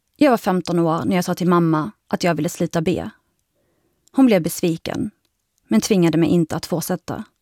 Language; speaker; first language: Swedish; early bilingual, other home language; Arabic